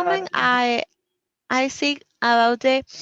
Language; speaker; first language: English; non-native, learner; Spanish